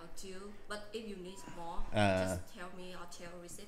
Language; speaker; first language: English; non-native, learner; Vietnamese